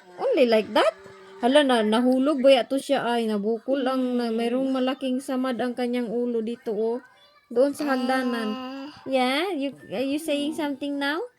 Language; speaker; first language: Filipino; non-native, local second language; Cebuano